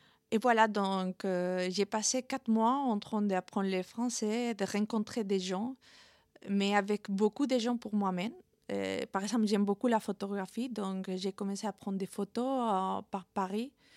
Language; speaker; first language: French; non-native, fluent; Spanish